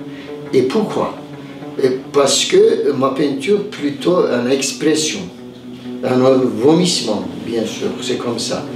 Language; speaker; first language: French; non-native, fluent; Turkish